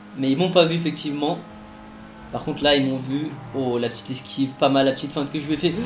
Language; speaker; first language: French; native; French